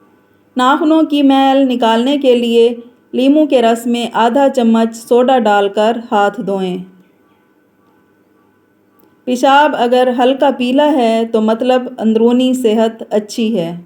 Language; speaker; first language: Urdu; native; Urdu